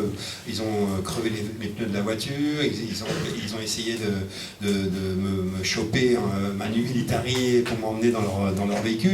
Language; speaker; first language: French; native; French